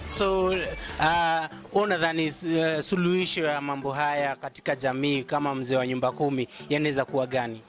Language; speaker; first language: Swahili; native; Swahili